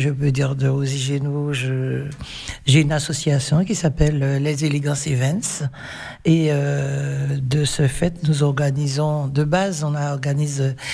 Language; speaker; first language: French; native; French